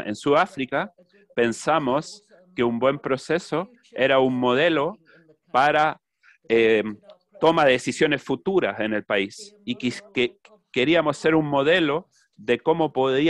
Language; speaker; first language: Spanish; non-native, fluent; English